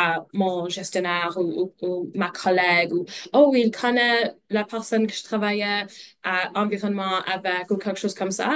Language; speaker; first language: French; non-native, local second language; English